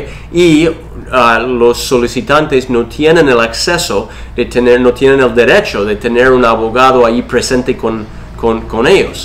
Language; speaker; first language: Spanish; non-native, fluent; English